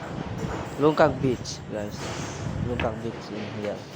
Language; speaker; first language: English; non-native, learner; Indonesian